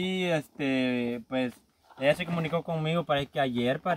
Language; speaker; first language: Spanish; native; Spanish